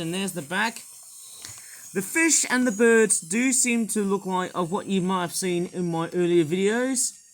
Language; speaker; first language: English; native; English